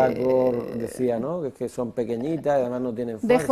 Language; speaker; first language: Spanish; native; Spanish